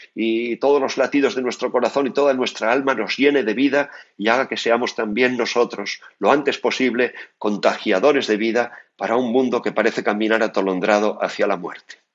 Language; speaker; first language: Spanish; native; Spanish